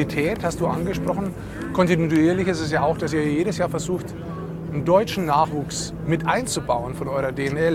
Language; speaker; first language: German; native; German